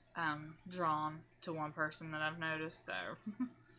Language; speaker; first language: English; native; English